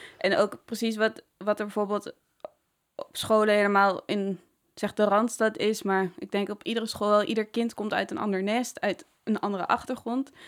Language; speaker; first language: Dutch; native; Dutch